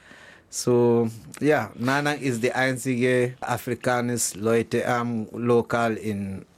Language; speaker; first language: German; non-native, learner; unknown